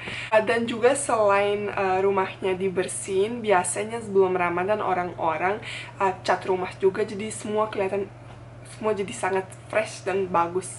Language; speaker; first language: Indonesian; non-native, fluent; Bosnian